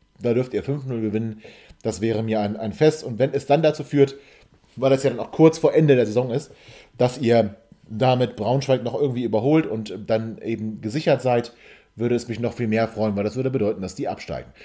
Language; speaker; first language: German; native; German